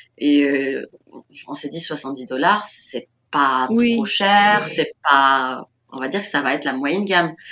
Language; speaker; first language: French; non-native, local second language; Arabic